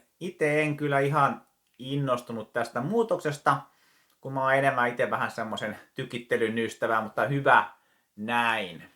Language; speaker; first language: Finnish; native; Finnish